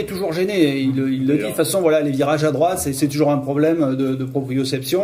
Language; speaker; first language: French; native; French